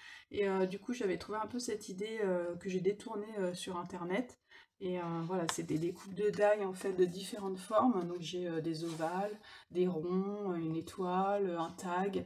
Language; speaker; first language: French; native; French